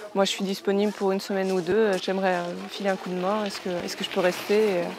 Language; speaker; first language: French; native; French